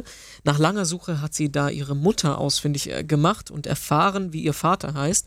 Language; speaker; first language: German; native; German